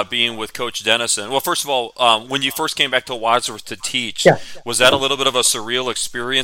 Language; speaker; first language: English; native; English